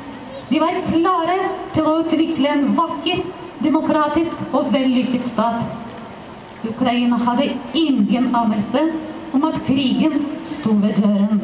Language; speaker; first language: Norwegian; non-native, fluent; Ukrainian